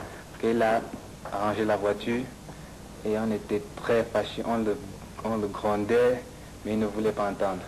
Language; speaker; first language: French; non-native, fluent; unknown